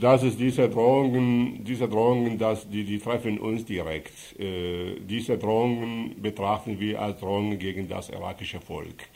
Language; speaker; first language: German; non-native, fluent; Arabic